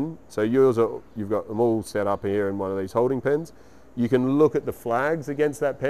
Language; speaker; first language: English; native; English